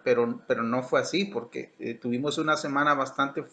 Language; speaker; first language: Spanish; native; Spanish